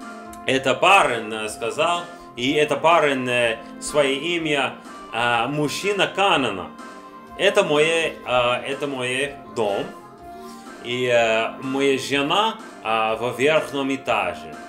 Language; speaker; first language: Russian; non-native, learner; English